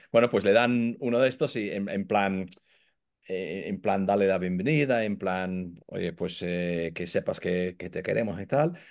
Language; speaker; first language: Spanish; non-native, fluent; English